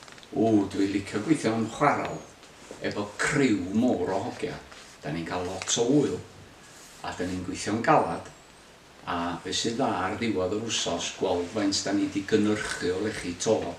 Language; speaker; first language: Welsh; native; Welsh